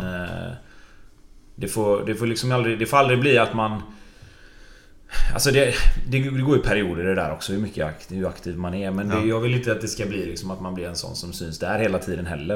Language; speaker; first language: Swedish; native; Swedish